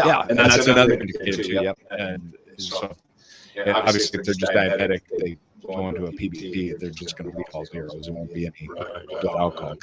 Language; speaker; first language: English; native; English